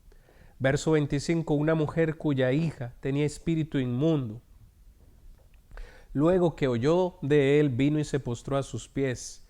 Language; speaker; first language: Spanish; native; Spanish